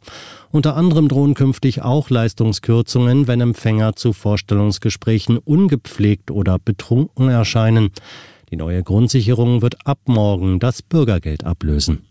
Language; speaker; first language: German; native; German